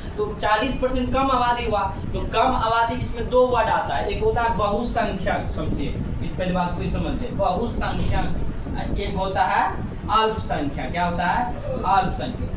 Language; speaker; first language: Hindi; native; Hindi